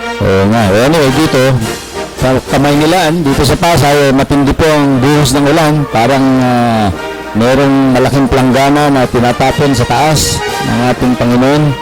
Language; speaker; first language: Filipino; native; Filipino